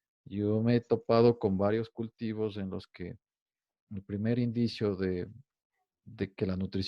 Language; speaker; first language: Spanish; native; Spanish